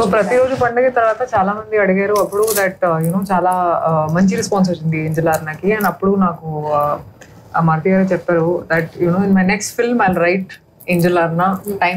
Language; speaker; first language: Telugu; non-native, fluent; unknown